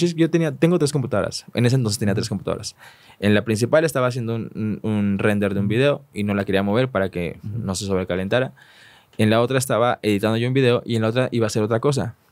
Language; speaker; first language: Spanish; native; Spanish